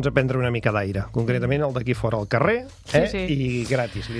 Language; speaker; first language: Catalan; native; Catalan